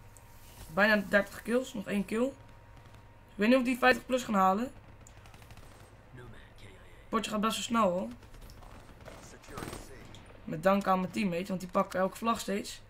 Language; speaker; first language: Dutch; native; Dutch